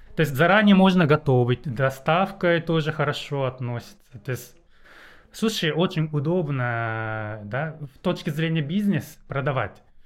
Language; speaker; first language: Russian; non-native, learner; Japanese